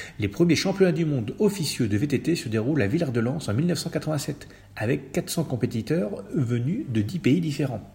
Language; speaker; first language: French; native; French